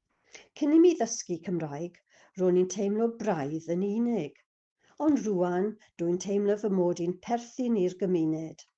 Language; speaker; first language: Welsh; non-native, fluent; English